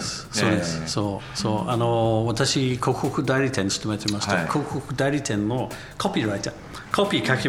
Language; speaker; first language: Japanese; non-native, learner; English